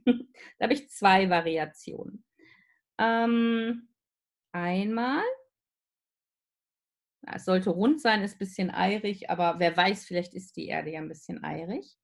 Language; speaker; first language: German; native; German